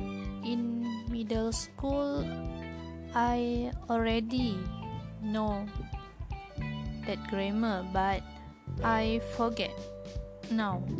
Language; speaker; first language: English; non-native, learner; Malay